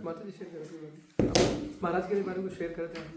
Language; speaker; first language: Hindi; native; Hindi